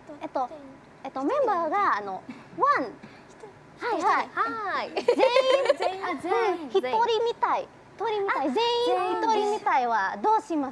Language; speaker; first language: Japanese; non-native, learner; Indonesian